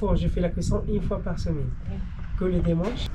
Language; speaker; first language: French; non-native, local second language; Arabic